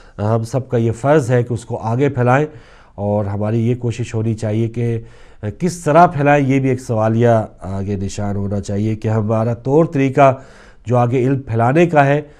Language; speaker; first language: Urdu; native; Urdu